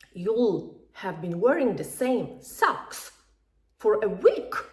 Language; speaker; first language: English; non-native, fluent; Polish